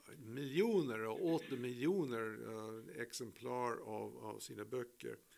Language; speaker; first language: Swedish; non-native, fluent; English